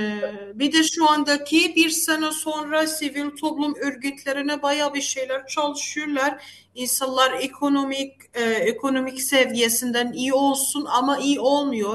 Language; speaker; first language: Turkish; non-native, fluent; Arabic